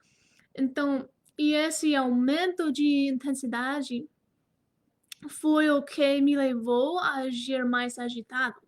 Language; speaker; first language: Portuguese; non-native, fluent; English